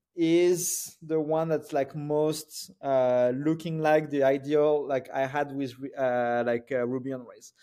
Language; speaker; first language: English; non-native, fluent; French